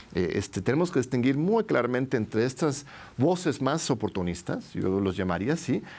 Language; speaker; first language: Spanish; non-native, fluent; English